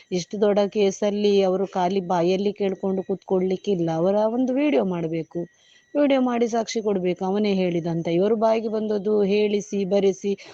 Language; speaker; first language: Kannada; native; Kannada